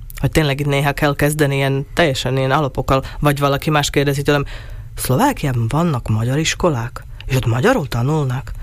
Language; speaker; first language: Hungarian; non-native, local second language; Slovak